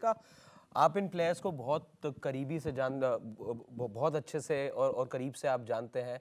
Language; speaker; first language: Hindi; native; Hindi